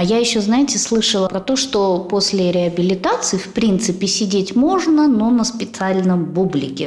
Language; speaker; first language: Russian; native; Russian